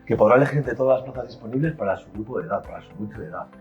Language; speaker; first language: Spanish; native; Spanish